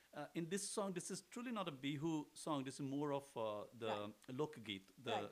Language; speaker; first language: English; non-native, local second language; Assamese